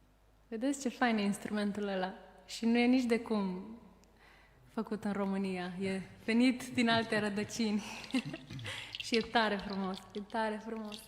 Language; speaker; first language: Romanian; native; Romanian